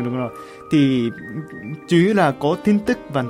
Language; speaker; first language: Vietnamese; non-native, fluent; Japanese